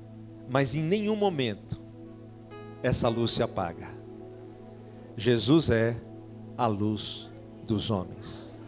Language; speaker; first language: Portuguese; native; Portuguese